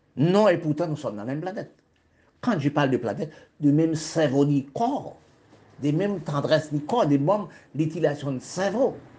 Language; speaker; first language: French; non-native, local second language; Haitian Creole